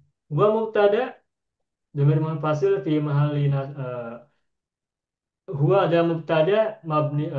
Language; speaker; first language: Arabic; non-native, fluent; Indonesian